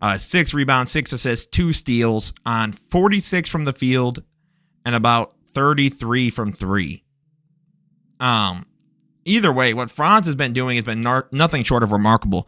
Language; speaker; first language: English; native; English